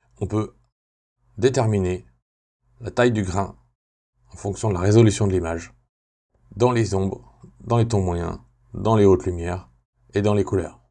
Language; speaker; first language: French; native; French